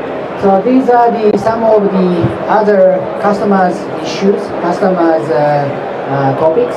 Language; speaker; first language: English; non-native, fluent; Japanese